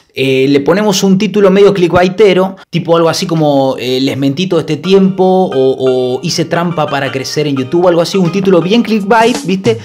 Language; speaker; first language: Spanish; native; Spanish